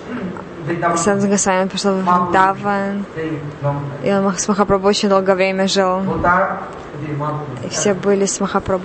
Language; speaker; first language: Russian; non-native, learner; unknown